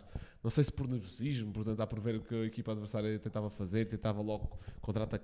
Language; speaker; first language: Portuguese; native; Portuguese